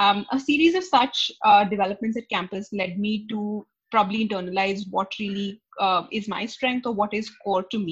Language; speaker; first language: English; non-native, local second language; Hindi